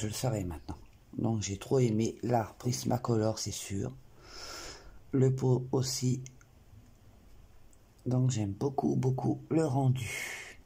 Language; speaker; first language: French; native; French